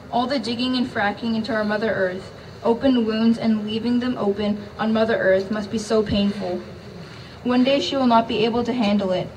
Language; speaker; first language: English; native; English